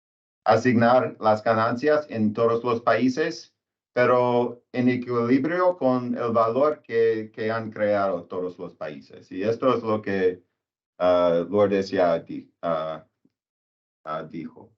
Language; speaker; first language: Spanish; non-native, learner; English